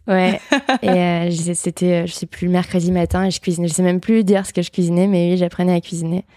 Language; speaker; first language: French; native; French